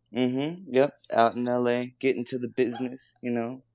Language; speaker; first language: English; native; English